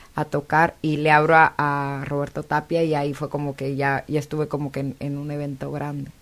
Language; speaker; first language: Spanish; native; Spanish